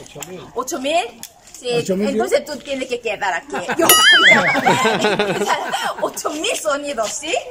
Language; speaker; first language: Spanish; non-native, learner; Korean